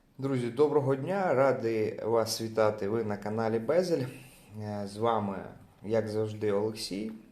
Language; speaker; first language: Ukrainian; non-native, local second language; Russian